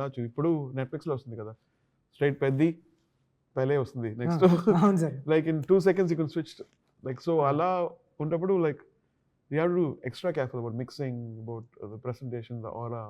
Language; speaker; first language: Telugu; non-native, learner; Tamil